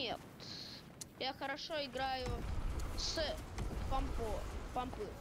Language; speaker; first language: Russian; native; Russian